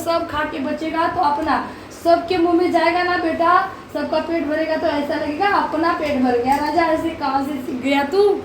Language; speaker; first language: Hindi; non-native, local second language; Marathi